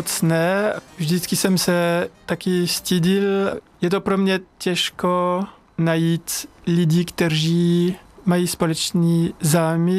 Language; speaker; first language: Czech; non-native, learner; French